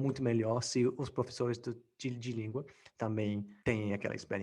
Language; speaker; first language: Portuguese; non-native, fluent; English